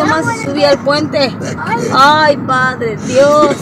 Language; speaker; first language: Spanish; early bilingual, other home language; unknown